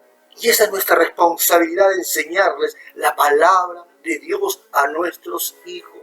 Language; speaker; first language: Spanish; native; Spanish